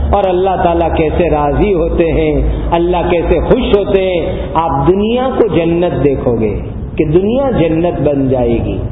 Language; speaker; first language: Urdu; non-native, local second language; Gujarati